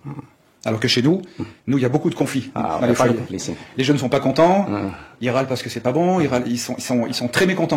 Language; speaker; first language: French; native; French